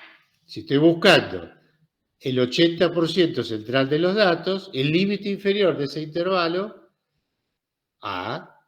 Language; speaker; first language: Spanish; native; Spanish